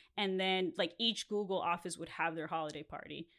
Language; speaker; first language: English; non-native, fluent; Spanish